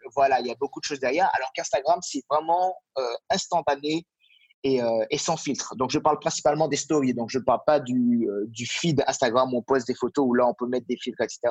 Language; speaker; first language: French; native; French